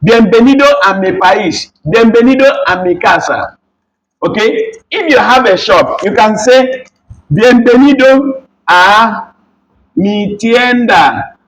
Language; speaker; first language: Spanish; non-native, learner; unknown